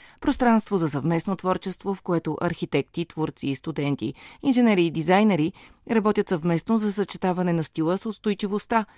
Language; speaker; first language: Bulgarian; native; Bulgarian